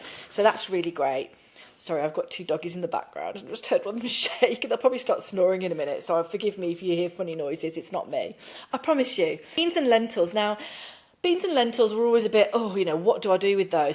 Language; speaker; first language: English; native; English